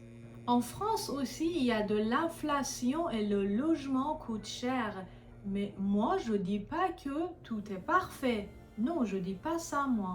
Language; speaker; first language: French; non-native, fluent; Persian